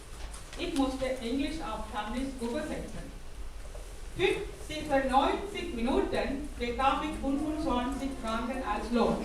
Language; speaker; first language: German; non-native, fluent; Tamil